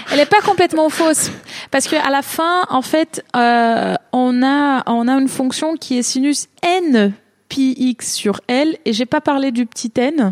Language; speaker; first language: French; non-native, fluent; Portuguese